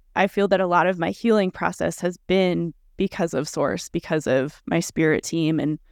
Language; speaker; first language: English; early bilingual, other home language; Russian